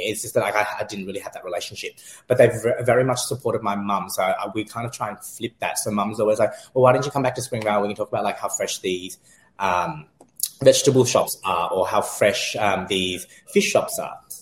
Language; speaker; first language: English; early bilingual, other home language; Vietnamese